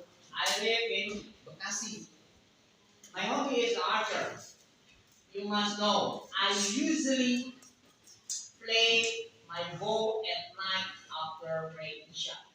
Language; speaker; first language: English; non-native, learner; Indonesian